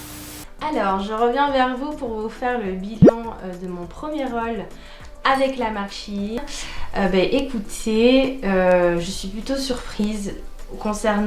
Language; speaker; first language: French; native; French